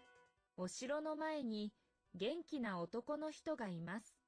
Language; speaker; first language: Japanese; non-native, learner; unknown